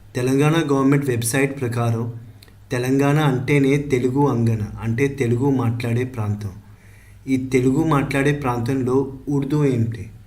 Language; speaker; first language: Telugu; early bilingual, heritage; Telugu